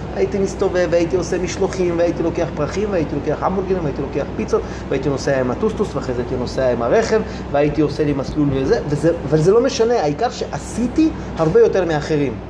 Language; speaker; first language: Hebrew; early bilingual, other home language; Russian